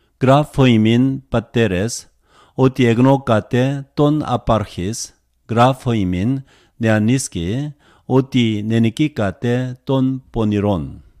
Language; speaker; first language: Greek; non-native, learner; Korean